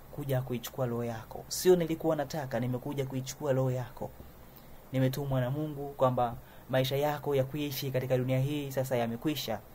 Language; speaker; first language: Swahili; native; Swahili